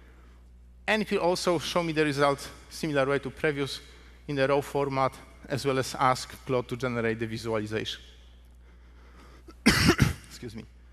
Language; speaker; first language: English; non-native, fluent; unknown